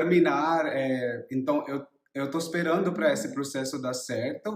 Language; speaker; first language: Portuguese; non-native, learner; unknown